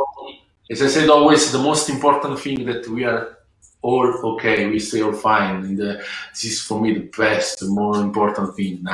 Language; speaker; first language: English; non-native, learner; Italian